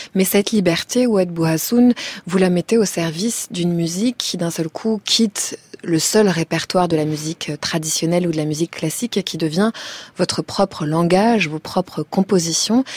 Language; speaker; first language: French; native; French